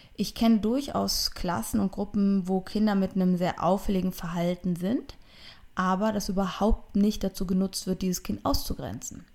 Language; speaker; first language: German; native; German